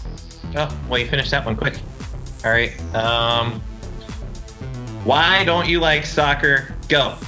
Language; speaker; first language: English; native; English